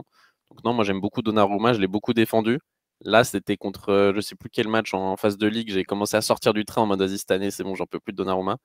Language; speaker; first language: French; native; French